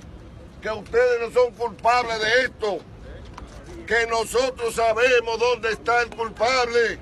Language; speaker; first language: Spanish; native; Spanish